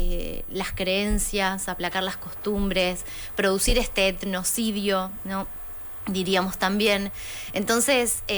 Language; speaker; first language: Spanish; native; Spanish